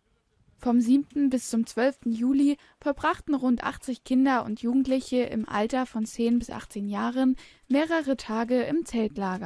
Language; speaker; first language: German; native; German